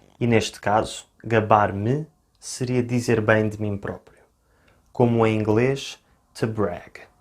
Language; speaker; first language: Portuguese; native; Portuguese